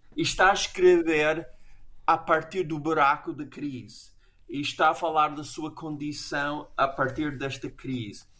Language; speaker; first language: Portuguese; non-native, fluent; English